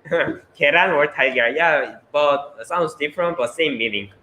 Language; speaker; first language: English; non-native, learner; Korean